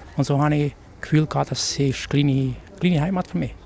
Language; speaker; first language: German; non-native, learner; Albanian